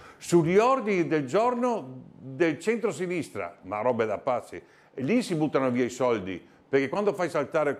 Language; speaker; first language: Italian; native; Italian